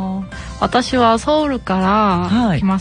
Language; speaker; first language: Japanese; non-native, learner; Korean